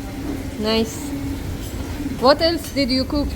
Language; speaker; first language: English; non-native, learner; Persian